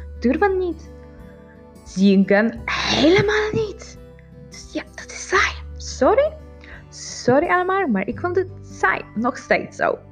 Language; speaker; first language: Dutch; non-native, learner; Polish